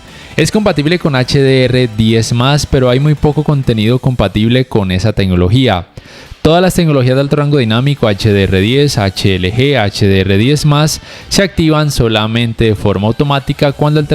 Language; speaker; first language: Spanish; native; Spanish